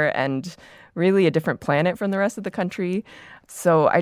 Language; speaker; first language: English; native; English